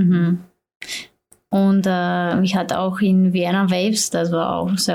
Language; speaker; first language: German; non-native, learner; Slovenian